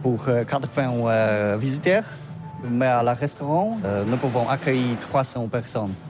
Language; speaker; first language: French; non-native, learner; Polish